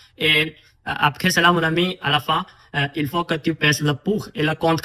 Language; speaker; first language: French; non-native, fluent; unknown